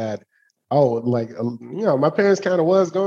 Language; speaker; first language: English; native; English